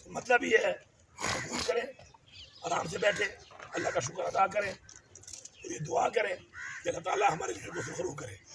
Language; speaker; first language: Urdu; non-native, local second language; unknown